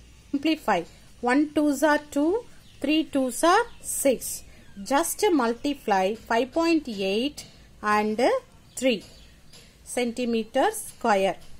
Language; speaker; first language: English; non-native, local second language; Tamil